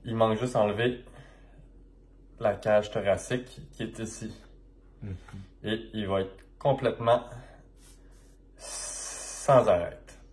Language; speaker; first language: French; native; French